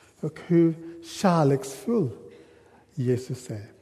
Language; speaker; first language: Swedish; non-native, learner; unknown